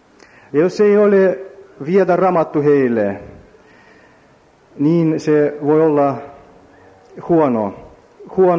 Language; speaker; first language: Finnish; non-native, learner; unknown